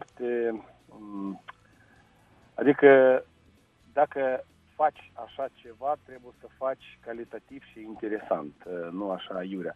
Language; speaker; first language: Romanian; non-native, local second language; Russian